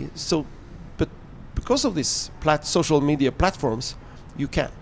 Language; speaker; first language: English; non-native, fluent; Norwegian